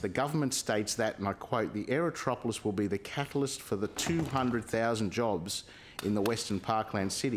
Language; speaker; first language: English; native; English